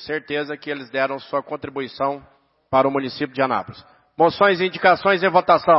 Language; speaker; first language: Portuguese; native; Portuguese